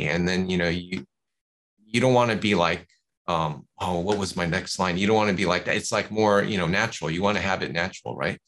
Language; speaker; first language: English; native; English